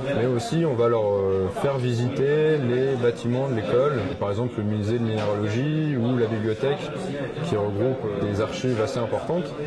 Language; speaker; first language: French; native; French